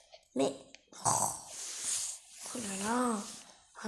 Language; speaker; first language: French; native; French